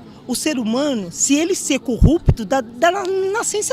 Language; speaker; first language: Portuguese; native; Portuguese